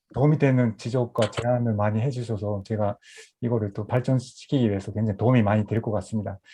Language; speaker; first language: Korean; non-native, fluent; Japanese